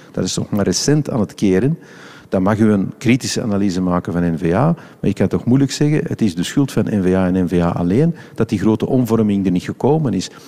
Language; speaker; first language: Dutch; native; Dutch